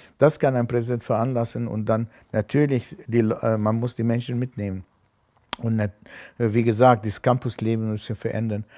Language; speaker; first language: German; non-native, fluent; Armenian